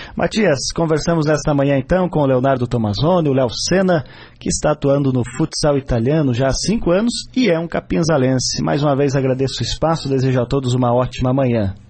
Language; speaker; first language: Portuguese; native; Portuguese